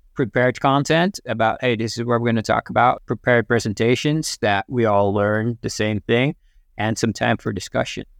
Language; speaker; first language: English; non-native, fluent; Dutch